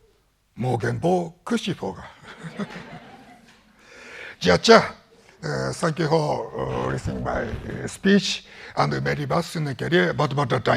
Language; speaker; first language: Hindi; non-native, fluent; Japanese